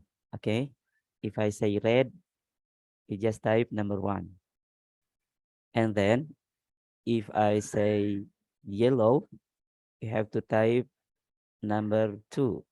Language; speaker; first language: English; non-native, learner; Indonesian